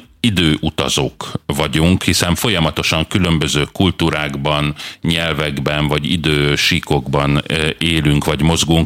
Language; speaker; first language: Hungarian; native; Hungarian